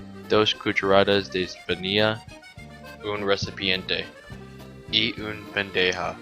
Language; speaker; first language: Spanish; non-native, learner; English